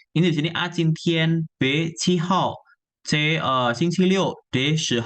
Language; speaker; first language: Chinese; non-native, fluent; Indonesian